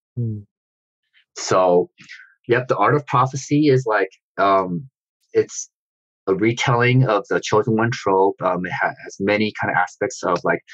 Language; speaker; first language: English; native; English